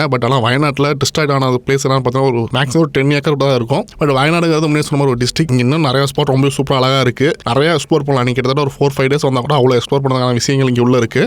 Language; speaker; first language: Tamil; native; Tamil